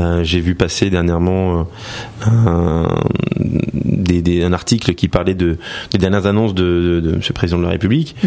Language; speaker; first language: French; native; French